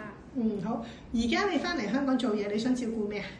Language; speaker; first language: Cantonese; native; Cantonese